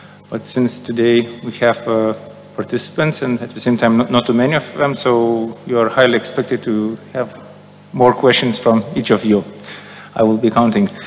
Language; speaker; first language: English; non-native, fluent; Lithuanian